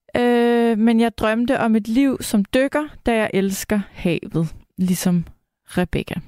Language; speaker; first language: Danish; native; Danish